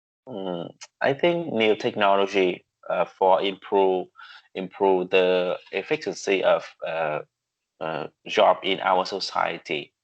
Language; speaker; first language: English; non-native, learner; Vietnamese